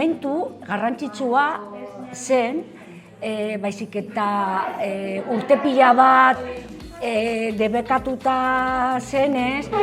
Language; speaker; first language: Basque; non-native, local second language; Spanish